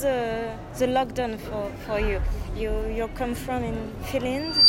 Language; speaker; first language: English; non-native, learner; French